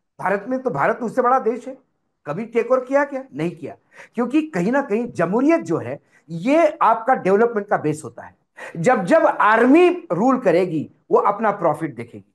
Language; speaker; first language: Hindi; non-native, local second language; Marathi